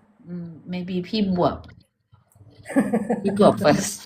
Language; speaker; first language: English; non-native, learner; Thai